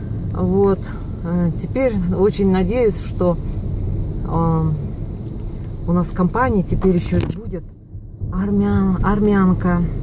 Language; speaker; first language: Russian; native; Russian